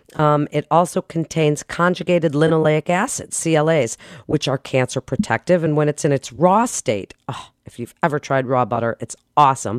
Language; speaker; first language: English; native; English